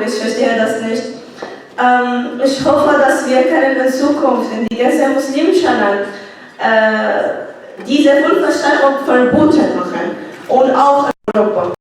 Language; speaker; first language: German; non-native, learner; Arabic